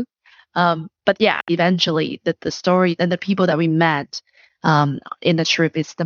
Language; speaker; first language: English; non-native, fluent; Chinese